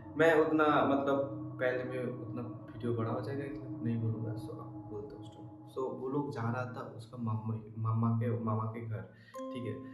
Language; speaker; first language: Hindi; non-native, local second language; Bangla